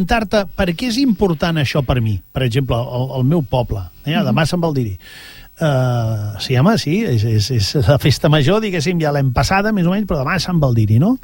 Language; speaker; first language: Catalan; native; Catalan